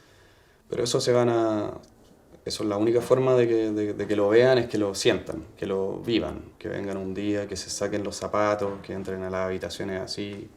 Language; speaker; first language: Spanish; native; Spanish